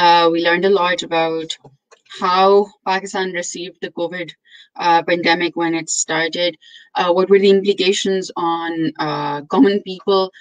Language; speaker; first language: English; non-native, local second language; Urdu